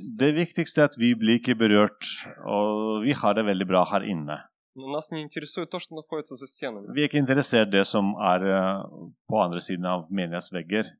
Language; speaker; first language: Norwegian; non-native, fluent; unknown